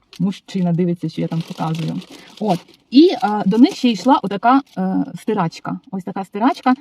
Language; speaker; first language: Ukrainian; non-native, local second language; Russian